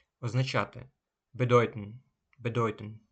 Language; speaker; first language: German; non-native, fluent; Ukrainian